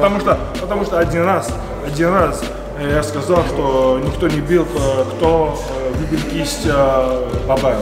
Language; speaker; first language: Russian; non-native, fluent; Georgian